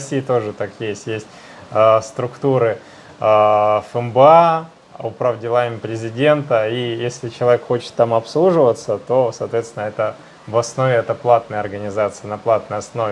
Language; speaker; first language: Russian; native; Russian